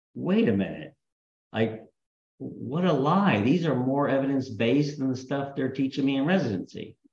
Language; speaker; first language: English; native; English